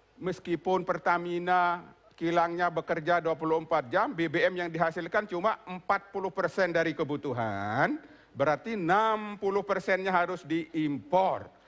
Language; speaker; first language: Indonesian; non-native, local second language; Sasak